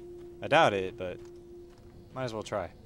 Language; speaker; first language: English; native; English